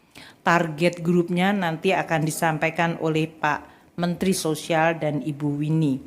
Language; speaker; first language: Indonesian; native; Indonesian